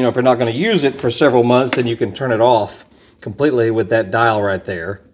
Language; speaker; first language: English; native; English